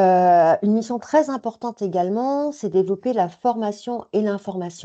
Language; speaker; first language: French; native; French